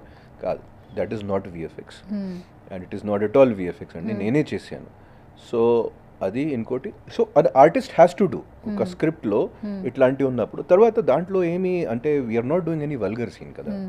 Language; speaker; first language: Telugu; non-native, local second language; Hindi